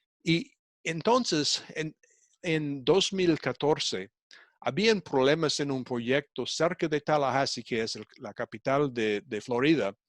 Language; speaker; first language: Spanish; non-native, fluent; English